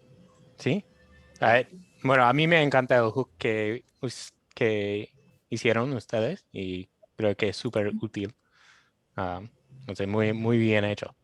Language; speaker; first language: Spanish; non-native, fluent; English